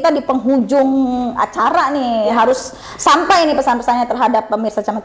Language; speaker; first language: Indonesian; native; Indonesian